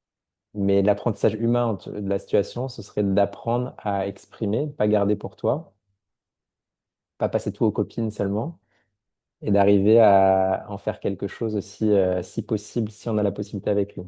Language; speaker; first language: French; native; French